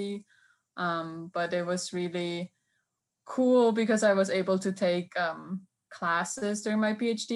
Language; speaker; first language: English; non-native, fluent; Swiss German